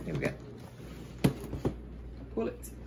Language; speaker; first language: English; native; English